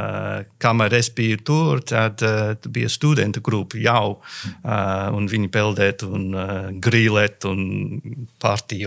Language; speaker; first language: Latvian; non-native, learner; English